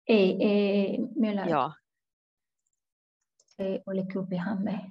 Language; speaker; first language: Finnish; non-native, learner; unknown